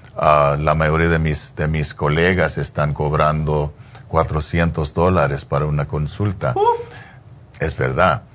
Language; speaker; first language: Spanish; early bilingual, heritage; English